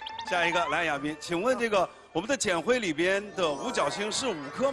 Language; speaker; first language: Chinese; native; Chinese